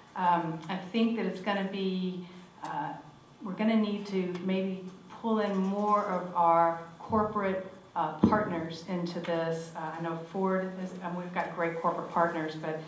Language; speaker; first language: English; native; English